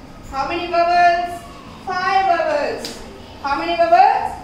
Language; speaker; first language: English; non-native, local second language; Telugu